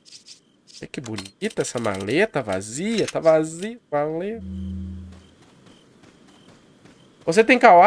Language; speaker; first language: Portuguese; native; Portuguese